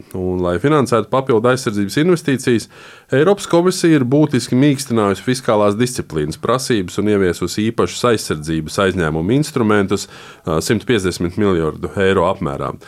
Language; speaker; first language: Latvian; native; Latvian